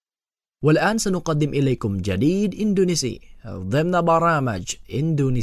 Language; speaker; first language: Arabic; non-native, fluent; Indonesian